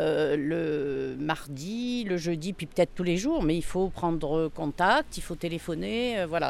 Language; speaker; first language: French; native; French